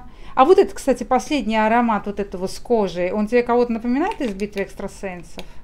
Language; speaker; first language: Russian; native; Russian